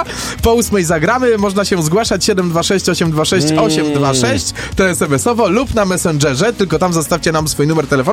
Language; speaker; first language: Polish; native; Polish